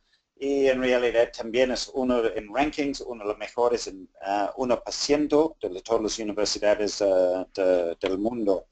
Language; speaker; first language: Spanish; non-native, fluent; English